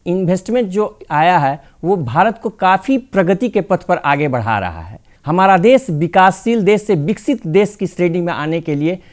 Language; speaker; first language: Hindi; native; Hindi